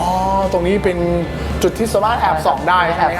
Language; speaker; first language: Thai; native; Thai